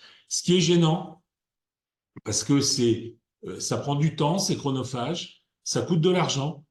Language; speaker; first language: French; native; French